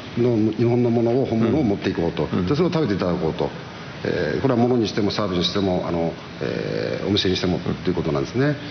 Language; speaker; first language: Japanese; native; Japanese